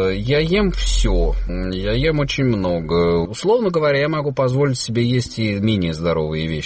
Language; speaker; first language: Russian; native; Russian